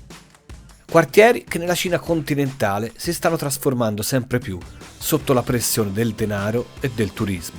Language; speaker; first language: Italian; native; Italian